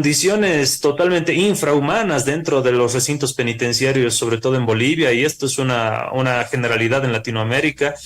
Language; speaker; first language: Spanish; native; Spanish